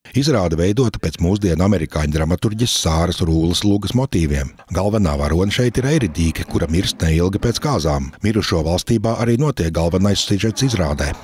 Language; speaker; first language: Latvian; native; Latvian